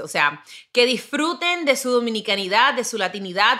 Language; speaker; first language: Spanish; early bilingual, heritage; Spanish